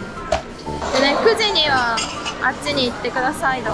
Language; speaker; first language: Japanese; native; Japanese